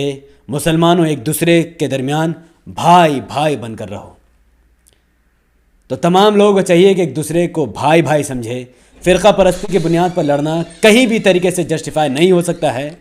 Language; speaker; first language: Hindi; native; Hindi